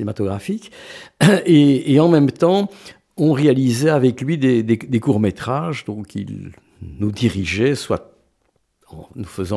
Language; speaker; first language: French; native; French